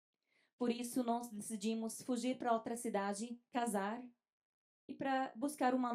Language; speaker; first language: Portuguese; non-native, fluent; Arabic